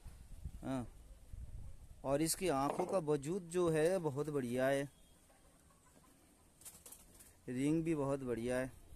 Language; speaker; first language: Hindi; non-native, local second language; Bangla